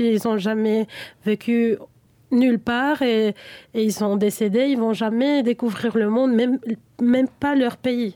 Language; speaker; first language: French; non-native, fluent; Spanish